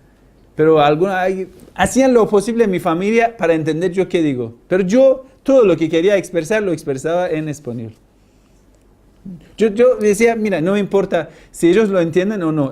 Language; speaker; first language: Spanish; non-native, fluent; Persian